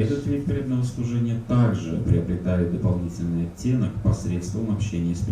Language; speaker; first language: Russian; native; Russian